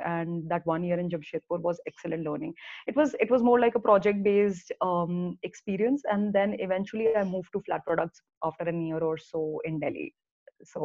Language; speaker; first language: English; non-native, local second language; Hindi